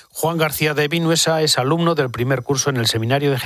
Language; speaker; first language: Spanish; native; Spanish